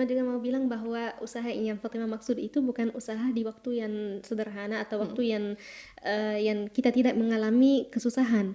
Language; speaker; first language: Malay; non-native, fluent; Arabic